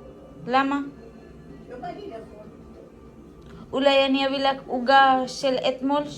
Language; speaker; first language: Hebrew; non-native, learner; Gujarati